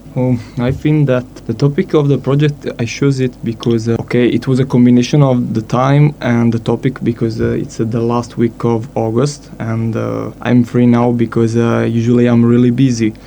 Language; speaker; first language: English; non-native, fluent; Italian